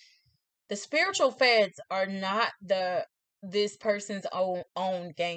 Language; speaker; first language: English; native; English